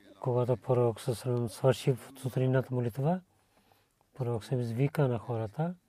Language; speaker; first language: Bulgarian; non-native, learner; Urdu